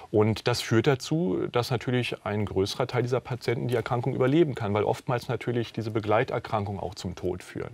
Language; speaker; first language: German; native; German